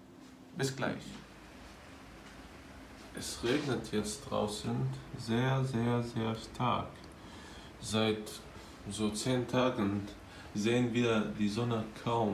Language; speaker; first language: German; non-native, fluent; Arabic